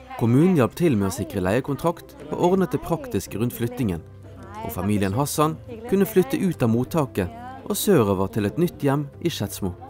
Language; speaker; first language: Norwegian; native; Norwegian